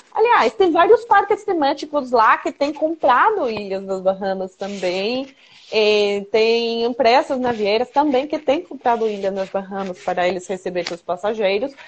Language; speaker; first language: Portuguese; non-native, fluent; Spanish